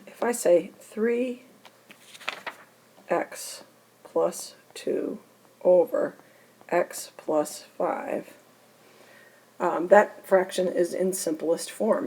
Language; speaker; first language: English; native; English